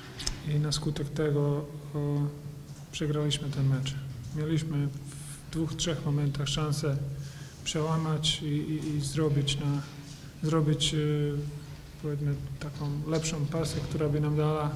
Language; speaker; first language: Polish; native; Polish